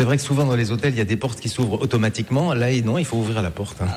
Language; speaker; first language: French; native; French